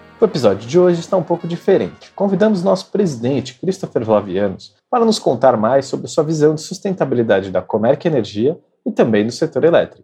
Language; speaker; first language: Portuguese; native; Portuguese